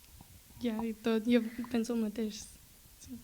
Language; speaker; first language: Catalan; non-native, learner; English